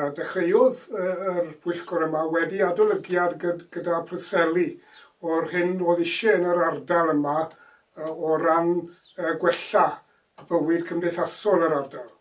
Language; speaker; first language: Welsh; native; Welsh